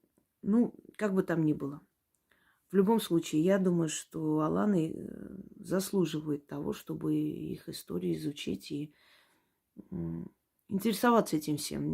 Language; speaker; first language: Russian; native; Russian